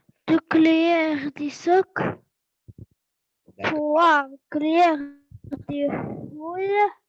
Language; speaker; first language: French; non-native, learner; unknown